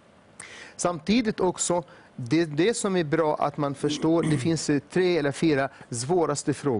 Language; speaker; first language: Swedish; non-native, fluent; Arabic